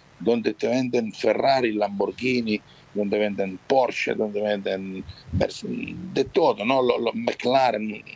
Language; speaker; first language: Spanish; non-native, fluent; Italian